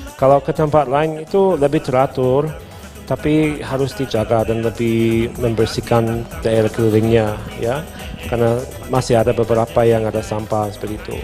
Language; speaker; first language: Indonesian; non-native, fluent; English